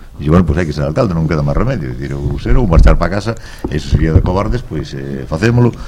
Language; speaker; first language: Galician; native; Galician